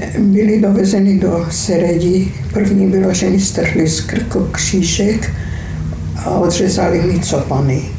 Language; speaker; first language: Czech; non-native, fluent; Hungarian